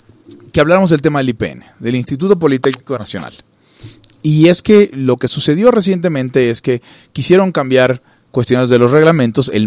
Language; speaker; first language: Spanish; native; Spanish